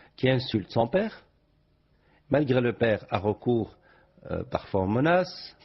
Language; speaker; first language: French; non-native, local second language; Arabic